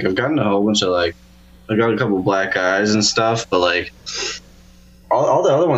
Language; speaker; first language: English; native; English